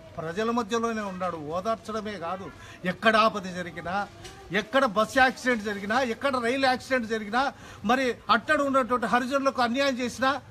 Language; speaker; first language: Telugu; native; Telugu